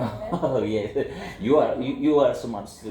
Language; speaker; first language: English; non-native, learner; Indonesian